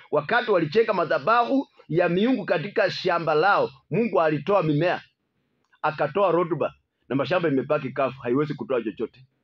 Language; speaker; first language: Swahili; non-native, local second language; Luyia